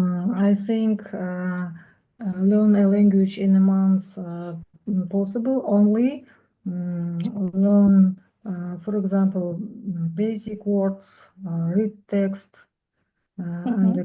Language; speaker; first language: English; non-native, learner; Russian